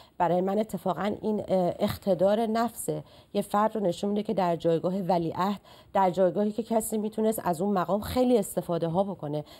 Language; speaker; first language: Persian; native; Persian